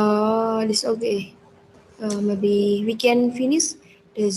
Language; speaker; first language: English; non-native, learner; Indonesian